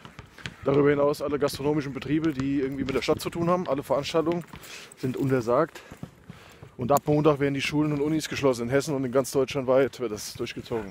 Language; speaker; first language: German; native; German